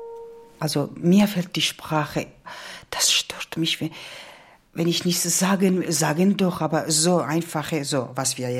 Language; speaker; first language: German; non-native, learner; Georgian